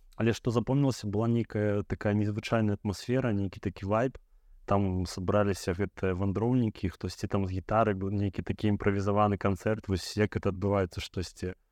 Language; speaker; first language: Belarusian; non-native, local second language; Russian